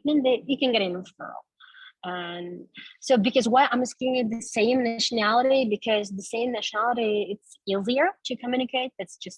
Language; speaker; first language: English; non-native, fluent; Kazakh